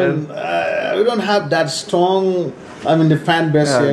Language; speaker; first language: English; non-native, learner; Nepali